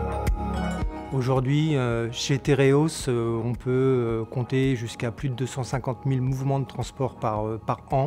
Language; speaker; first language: French; native; French